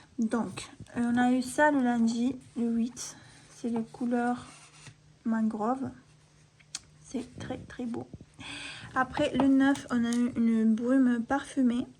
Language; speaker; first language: French; non-native, fluent; Spanish